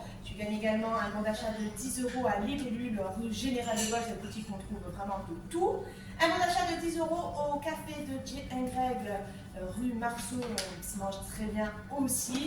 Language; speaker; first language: French; native; French